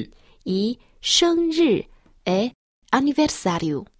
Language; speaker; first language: Portuguese; non-native, fluent; Chinese